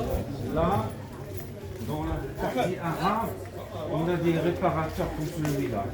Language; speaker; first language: French; non-native, local second language; Arabic